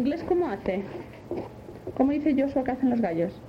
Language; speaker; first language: Spanish; native; Spanish